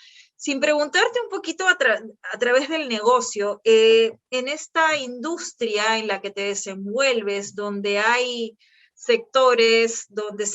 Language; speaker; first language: Spanish; native; Spanish